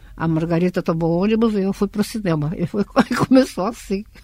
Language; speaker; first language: Portuguese; early bilingual, other home language; Russian